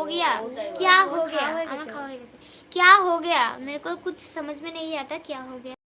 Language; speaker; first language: Hindi; non-native, local second language; Bangla